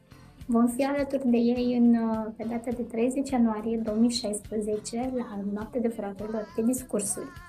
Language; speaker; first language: Romanian; native; Romanian